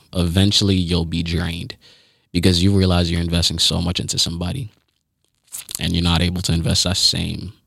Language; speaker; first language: English; early bilingual, other home language; Haitian Creole